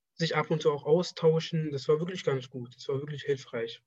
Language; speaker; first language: German; non-native, fluent; Persian